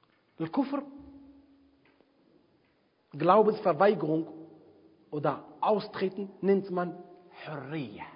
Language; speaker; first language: German; non-native, fluent; Arabic